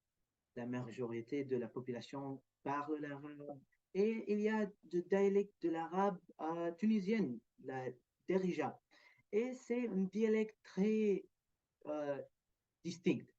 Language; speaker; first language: French; non-native, learner; Arabic